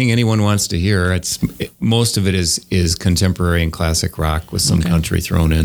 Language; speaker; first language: English; native; English